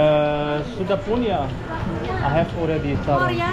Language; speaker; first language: English; non-native, fluent; German